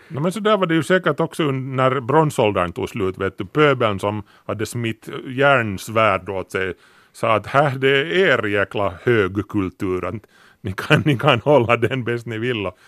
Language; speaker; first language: Swedish; native; Swedish